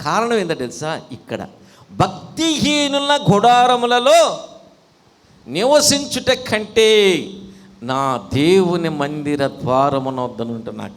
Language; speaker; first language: Telugu; native; Telugu